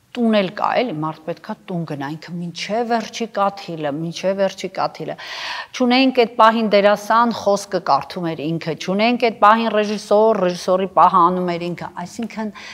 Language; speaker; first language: Armenian; native; Armenian